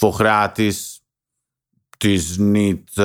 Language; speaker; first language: Dutch; non-native, fluent; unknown